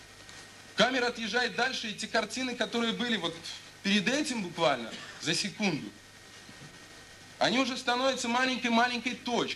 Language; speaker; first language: Russian; native; Russian